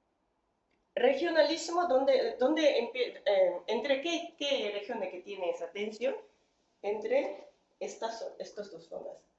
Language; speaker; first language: Spanish; non-native, fluent; Korean